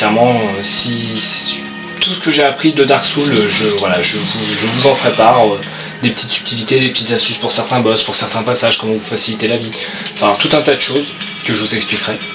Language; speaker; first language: French; native; French